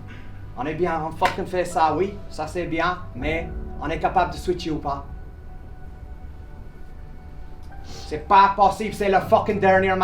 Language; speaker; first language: French; non-native, learner; English